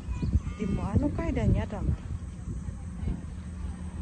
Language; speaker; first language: Japanese; non-native, learner; Filipino